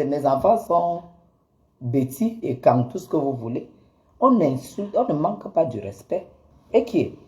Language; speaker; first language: French; native; French